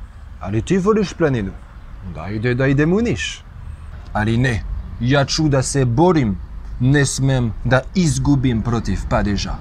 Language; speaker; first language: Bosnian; non-native, learner; French